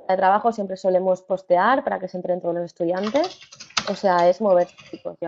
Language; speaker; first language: Spanish; native; Spanish